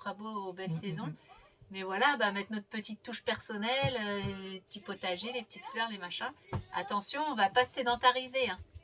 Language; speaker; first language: French; native; French